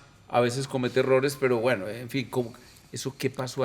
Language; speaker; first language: Spanish; native; Spanish